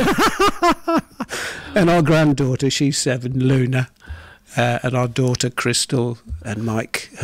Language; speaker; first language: English; native; English